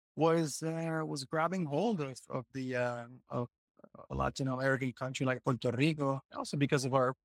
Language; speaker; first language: English; non-native, fluent; Spanish